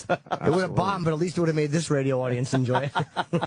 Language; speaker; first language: English; native; English